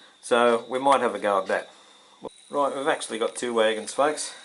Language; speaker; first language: English; native; English